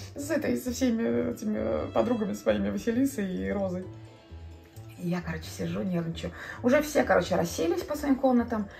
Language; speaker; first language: Russian; non-native, local second language; Latvian